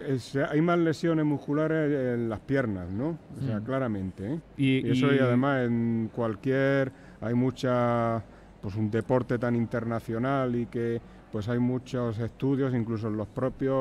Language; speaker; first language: Spanish; native; Spanish